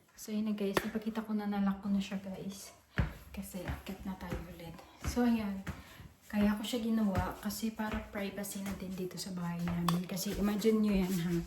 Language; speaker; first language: Filipino; native; Filipino